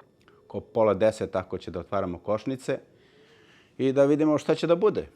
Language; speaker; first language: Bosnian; early bilingual, heritage; Serbian